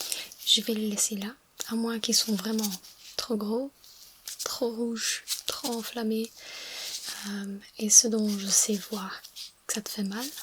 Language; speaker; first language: French; non-native, fluent; English